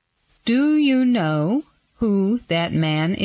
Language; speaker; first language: English; non-native, fluent; Mon